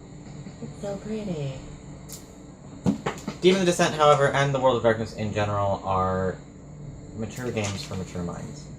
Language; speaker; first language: English; native; English